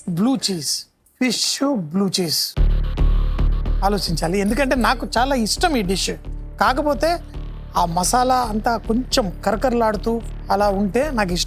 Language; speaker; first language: Telugu; native; Telugu